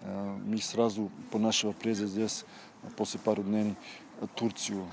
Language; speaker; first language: Russian; non-native, fluent; Serbian